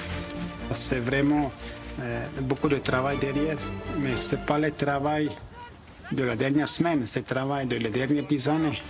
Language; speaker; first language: French; non-native, local second language; German